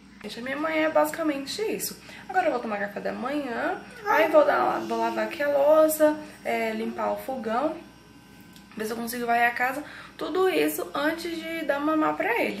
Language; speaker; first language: Portuguese; native; Portuguese